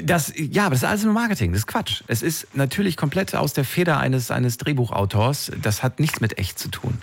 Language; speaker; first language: German; native; German